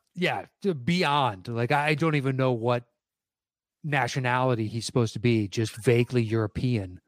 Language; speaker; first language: English; native; English